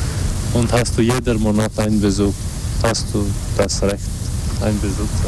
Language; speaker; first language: German; non-native, learner; Albanian